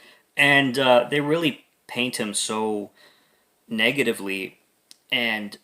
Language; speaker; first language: English; native; English